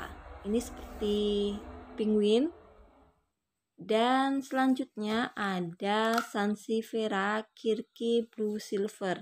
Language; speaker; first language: Indonesian; native; Indonesian